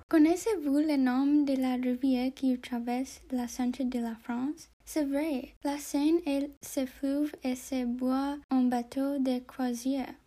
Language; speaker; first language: French; non-native, learner; English